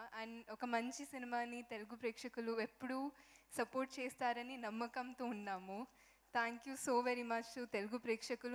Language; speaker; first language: Telugu; non-native, fluent; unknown